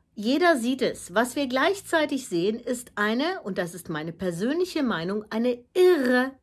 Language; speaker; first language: German; native; German